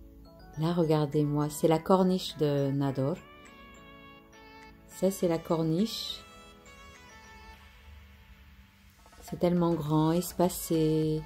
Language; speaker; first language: French; non-native, local second language; Arabic